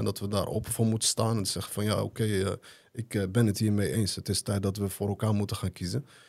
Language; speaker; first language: Dutch; early bilingual, other home language; Arabic